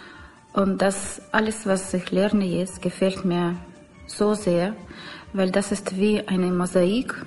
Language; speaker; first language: German; non-native, learner; Russian